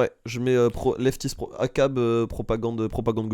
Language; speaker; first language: French; native; French